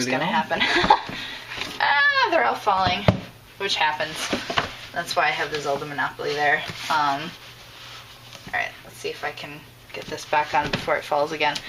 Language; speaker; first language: English; native; English